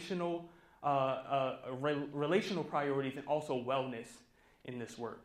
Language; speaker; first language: English; native; English